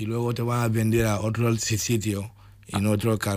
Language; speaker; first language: Spanish; non-native, learner; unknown